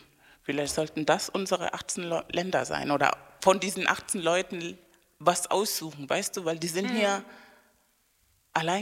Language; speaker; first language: German; non-native, fluent; Spanish